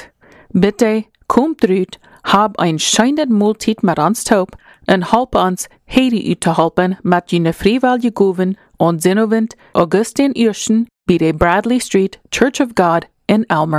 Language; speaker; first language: German; non-native, learner; Plautdietsch